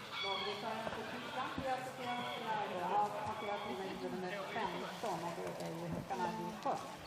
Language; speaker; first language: Swedish; native; Swedish